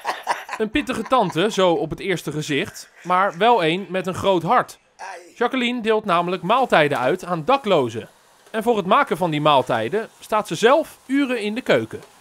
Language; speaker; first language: Dutch; native; Dutch